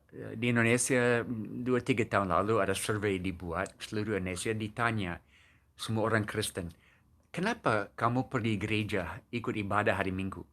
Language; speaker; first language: Indonesian; non-native, fluent; English